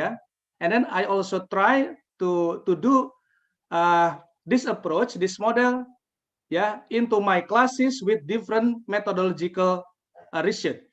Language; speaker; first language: English; non-native, fluent; Indonesian